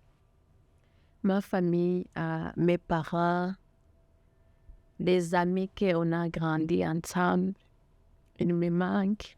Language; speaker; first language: French; non-native, local second language; Kinyarwanda